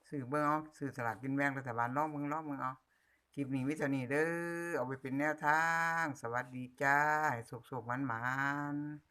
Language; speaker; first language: Thai; native; Thai